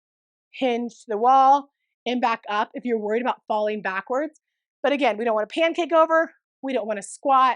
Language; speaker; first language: English; native; English